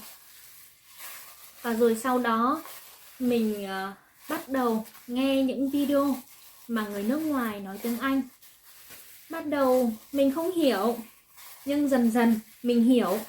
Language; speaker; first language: Vietnamese; native; Vietnamese